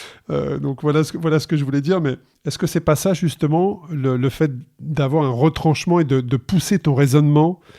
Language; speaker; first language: French; native; French